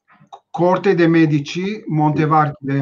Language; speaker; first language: Italian; non-native, learner; Turkish